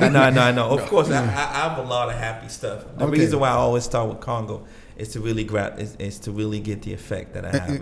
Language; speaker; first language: English; non-native, fluent; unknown